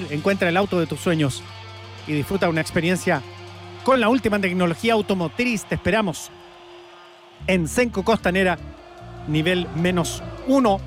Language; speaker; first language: Spanish; native; Spanish